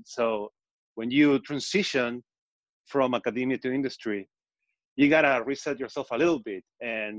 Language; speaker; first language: English; non-native, fluent; Spanish